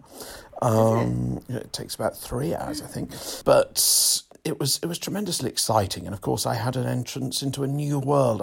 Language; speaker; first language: English; native; English